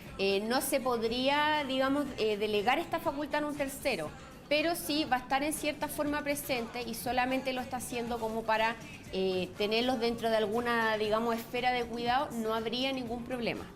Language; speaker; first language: Spanish; native; Spanish